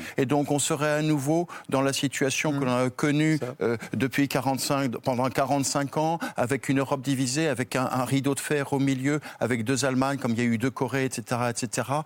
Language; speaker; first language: French; native; French